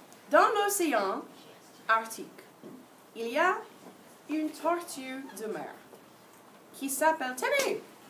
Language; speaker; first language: French; non-native, fluent; English